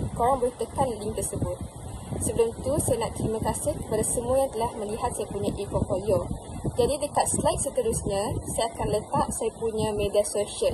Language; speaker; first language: Malay; native; Malay